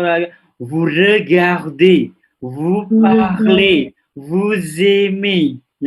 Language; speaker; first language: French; non-native, fluent; Indonesian